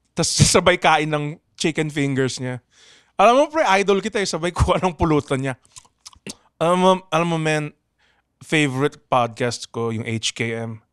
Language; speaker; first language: Filipino; non-native, local second language; Pangasinan